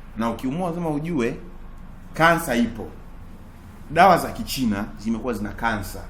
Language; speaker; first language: Swahili; native; Swahili